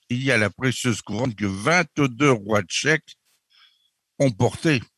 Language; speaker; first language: French; native; French